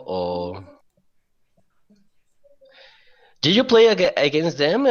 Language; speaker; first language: English; non-native, learner; Spanish